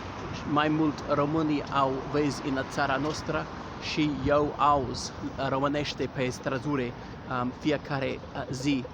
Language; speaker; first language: Romanian; non-native, learner; English